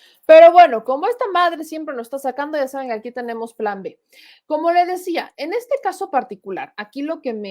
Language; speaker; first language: Spanish; native; Spanish